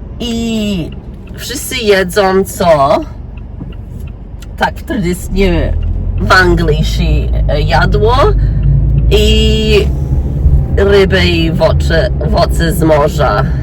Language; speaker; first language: Polish; early bilingual, heritage; English